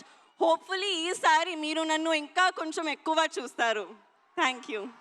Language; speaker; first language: Telugu; non-native, learner; Hindi